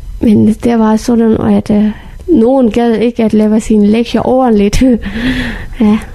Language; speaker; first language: Danish; non-native, fluent; Persian